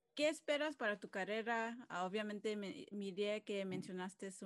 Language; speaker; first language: Spanish; early bilingual, other home language; English